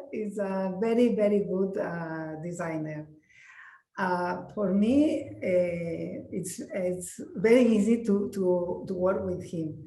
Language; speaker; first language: English; non-native, learner; Spanish